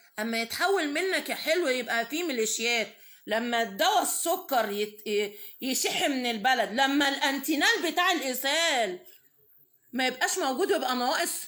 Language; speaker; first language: Egyptian Arabic; native; Egyptian Arabic